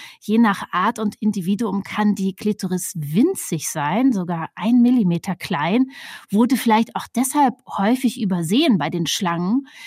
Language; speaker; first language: German; native; German